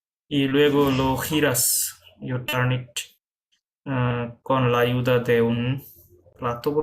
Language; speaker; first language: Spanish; non-native, fluent; Bangla